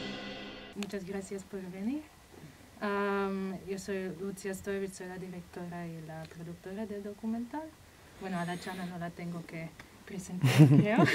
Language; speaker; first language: Spanish; non-native, fluent; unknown